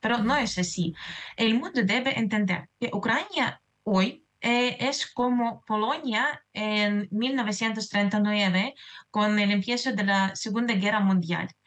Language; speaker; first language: Spanish; non-native, fluent; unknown